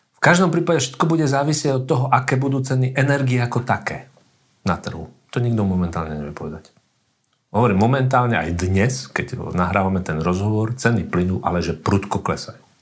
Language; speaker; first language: Slovak; native; Slovak